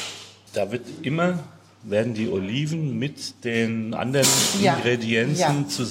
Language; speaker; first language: German; native; German